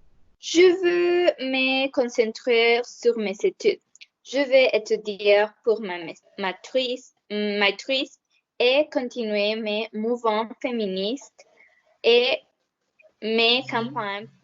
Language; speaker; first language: French; non-native, learner; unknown